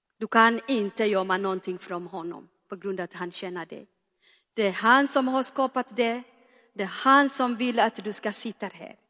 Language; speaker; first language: Swedish; non-native, fluent; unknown